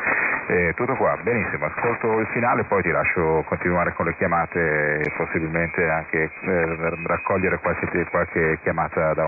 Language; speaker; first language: Italian; native; Italian